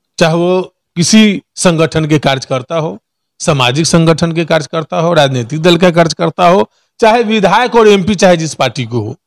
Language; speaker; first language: Hindi; native; Hindi